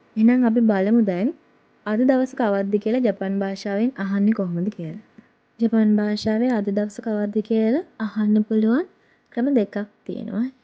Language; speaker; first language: Sinhala; native; Sinhala